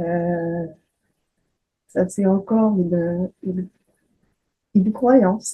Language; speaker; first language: French; native; French